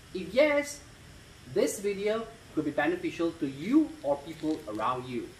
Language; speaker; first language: English; non-native, local second language; Malay